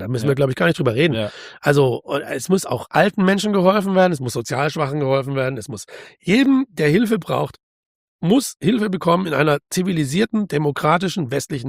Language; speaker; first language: German; native; German